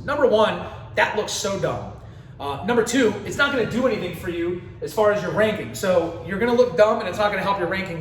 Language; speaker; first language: English; native; English